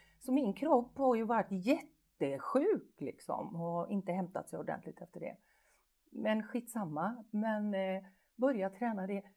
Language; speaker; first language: Swedish; native; Swedish